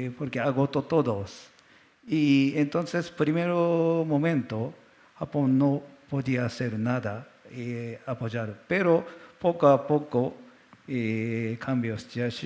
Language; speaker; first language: Spanish; non-native, learner; Japanese